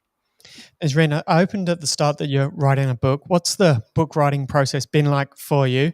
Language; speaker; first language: English; native; English